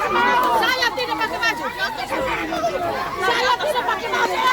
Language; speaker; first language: Indonesian; non-native, local second language; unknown